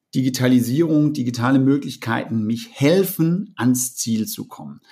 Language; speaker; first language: German; non-native, fluent; Danish